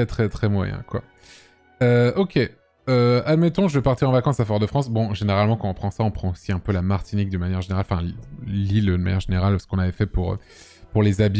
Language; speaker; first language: French; native; French